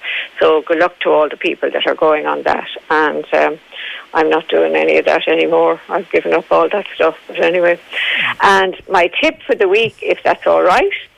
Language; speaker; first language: English; native; English